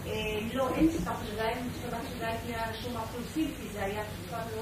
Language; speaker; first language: Hebrew; non-native, learner; Arabic